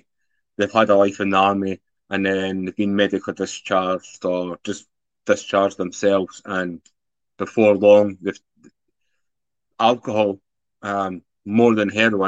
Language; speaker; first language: English; native; English